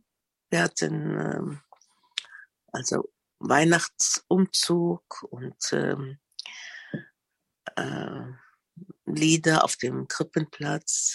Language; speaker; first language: German; non-native, fluent; Arabic